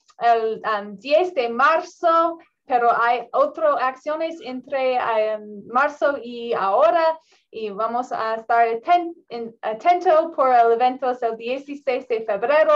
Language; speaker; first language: Spanish; non-native, learner; English